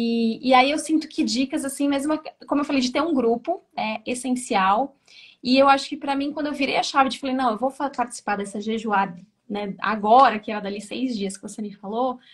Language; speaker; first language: Portuguese; native; Portuguese